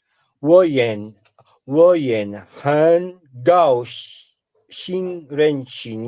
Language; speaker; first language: Chinese; non-native, learner; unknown